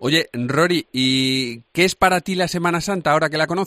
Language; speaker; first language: Spanish; native; Spanish